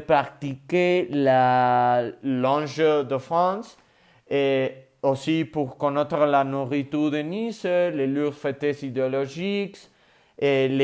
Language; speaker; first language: French; non-native, learner; Spanish